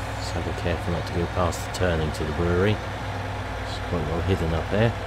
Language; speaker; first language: English; native; English